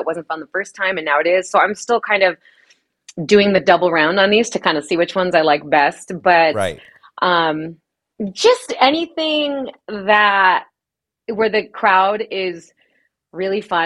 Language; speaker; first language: English; native; English